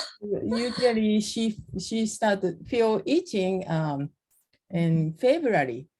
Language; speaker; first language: English; non-native, learner; Japanese